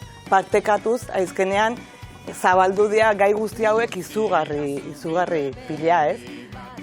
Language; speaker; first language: Basque; native; Basque